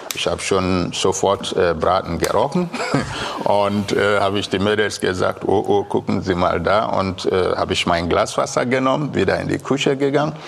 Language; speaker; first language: German; non-native, fluent; Igbo